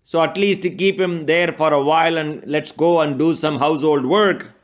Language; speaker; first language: English; non-native, local second language; Tamil